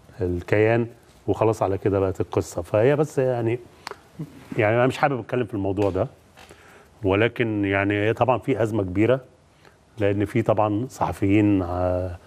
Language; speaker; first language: Arabic; native; Arabic